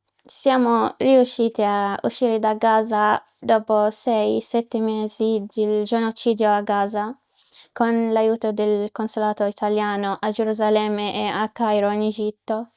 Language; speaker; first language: Italian; non-native, learner; Arabic